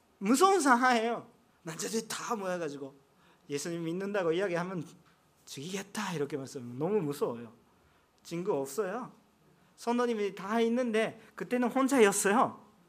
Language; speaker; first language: Korean; non-native, fluent; Japanese